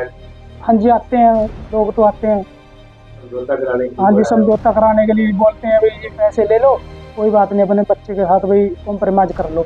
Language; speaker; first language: Hindi; native; Hindi